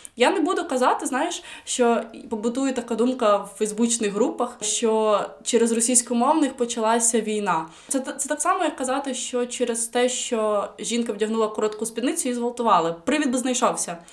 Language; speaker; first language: Ukrainian; non-native, local second language; Russian